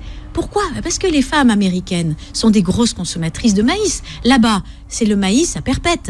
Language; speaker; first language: French; native; French